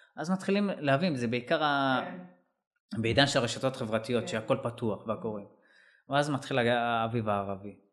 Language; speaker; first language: Hebrew; non-native, local second language; Arabic